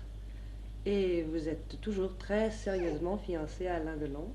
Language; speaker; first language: French; native; French